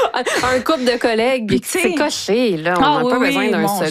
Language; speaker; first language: French; native; French